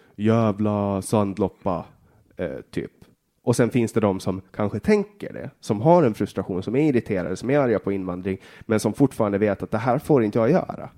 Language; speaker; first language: Swedish; native; Swedish